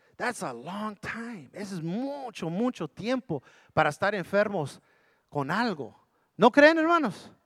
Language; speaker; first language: Spanish; early bilingual, heritage; Spanish